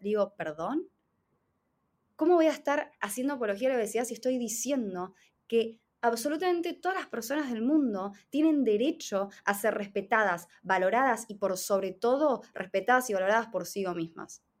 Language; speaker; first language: Spanish; native; Spanish